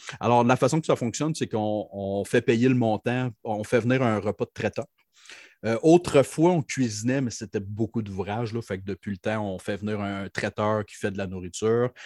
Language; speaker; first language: French; native; French